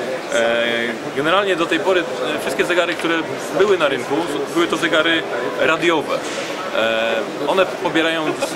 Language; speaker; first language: Polish; native; Polish